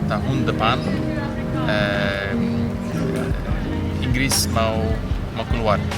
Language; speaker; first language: Indonesian; non-native, fluent; Polish